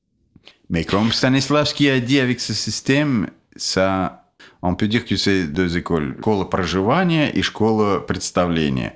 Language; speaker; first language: French; non-native, fluent; Russian